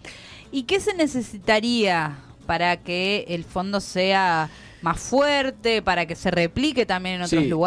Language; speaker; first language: Spanish; native; Spanish